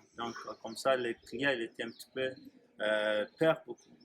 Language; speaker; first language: French; non-native, learner; Swahili